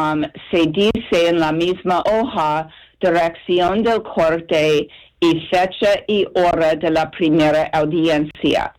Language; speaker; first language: Spanish; non-native, fluent; English